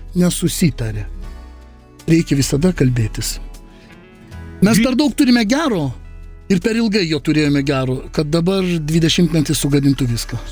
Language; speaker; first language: Lithuanian; non-native, local second language; Polish